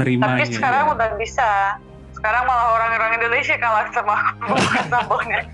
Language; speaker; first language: Indonesian; non-native, fluent; Russian